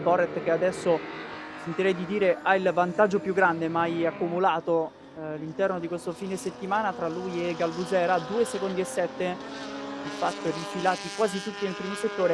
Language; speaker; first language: Italian; native; Italian